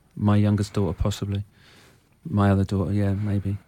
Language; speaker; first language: English; native; English